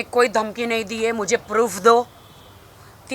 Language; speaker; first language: Hindi; native; Hindi